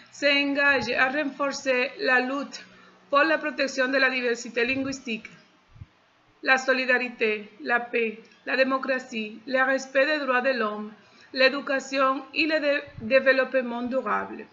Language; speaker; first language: French; non-native, fluent; Spanish